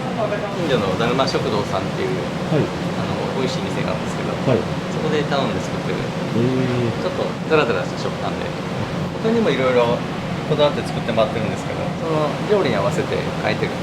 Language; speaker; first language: Japanese; native; Japanese